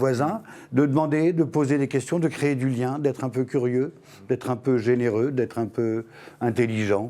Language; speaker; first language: French; native; French